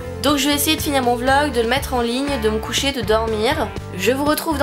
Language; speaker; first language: French; native; French